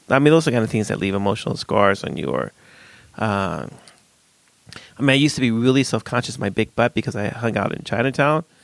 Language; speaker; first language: English; native; English